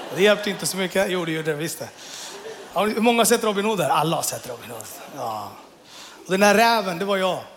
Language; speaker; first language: Swedish; early bilingual, other home language; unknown